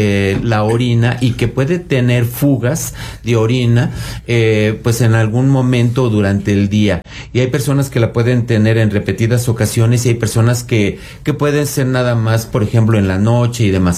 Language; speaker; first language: Spanish; native; Spanish